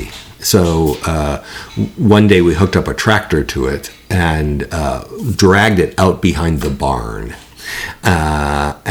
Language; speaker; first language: English; native; English